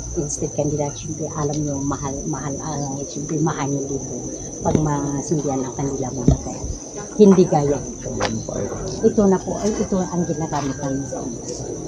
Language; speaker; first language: Filipino; non-native, local second language; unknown